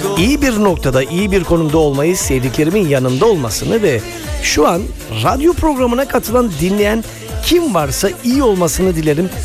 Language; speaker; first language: Turkish; native; Turkish